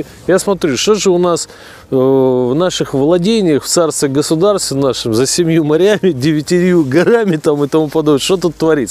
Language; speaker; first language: Russian; native; Russian